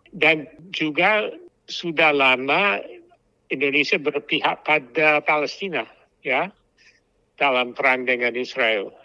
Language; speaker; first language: Indonesian; non-native, fluent; English